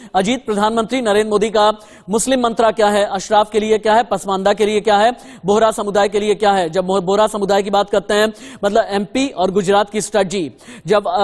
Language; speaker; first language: Hindi; native; Hindi